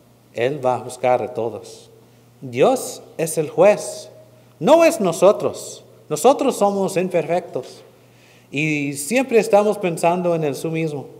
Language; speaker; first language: Spanish; non-native, fluent; English